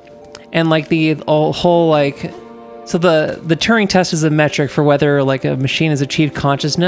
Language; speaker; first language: English; native; English